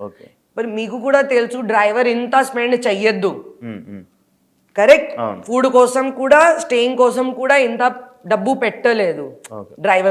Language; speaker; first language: Telugu; non-native, local second language; Hindi